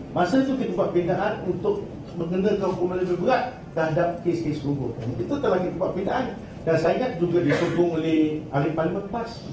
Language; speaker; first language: Malay; non-native, local second language; Chinese